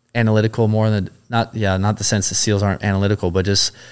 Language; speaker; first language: English; native; English